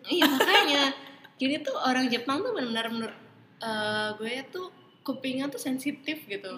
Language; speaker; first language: Indonesian; native; Indonesian